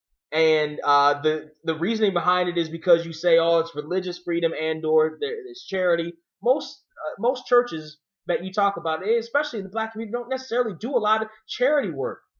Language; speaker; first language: English; native; English